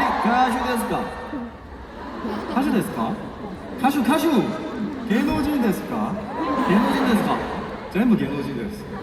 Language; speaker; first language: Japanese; non-native, learner; Korean